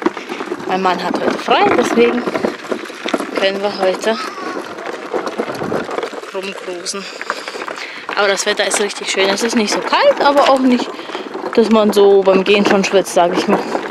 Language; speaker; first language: German; native; German